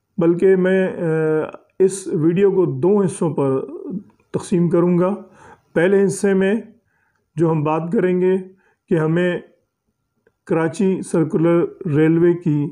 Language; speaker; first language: Urdu; native; Urdu